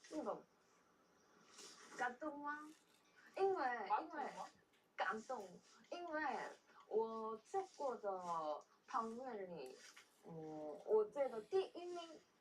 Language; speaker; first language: Chinese; non-native, learner; Korean